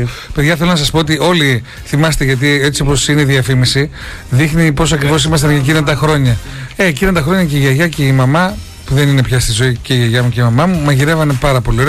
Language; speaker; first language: Greek; native; Greek